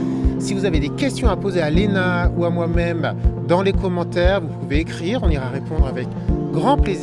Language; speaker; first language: French; native; French